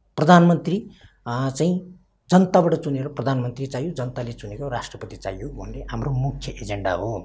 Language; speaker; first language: Nepali; non-native, local second language; Eastern Tamang